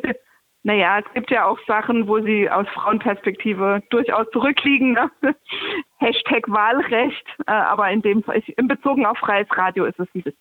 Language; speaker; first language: German; native; German